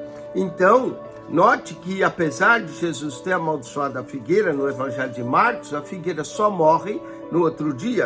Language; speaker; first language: Portuguese; native; Portuguese